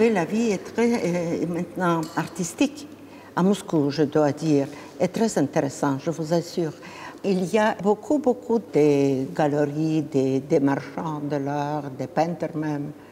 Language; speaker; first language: French; non-native, fluent; Russian